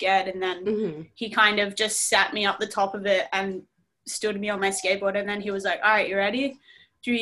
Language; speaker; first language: English; native; English